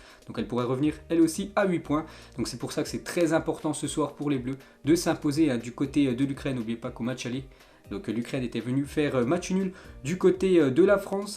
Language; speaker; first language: French; native; French